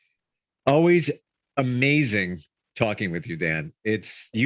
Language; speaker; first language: English; native; English